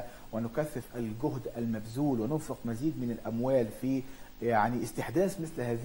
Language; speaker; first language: Arabic; native; Arabic